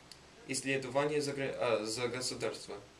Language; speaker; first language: Russian; non-native, learner; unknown